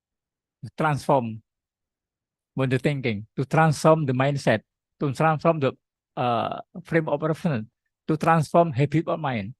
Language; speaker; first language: English; non-native, learner; Indonesian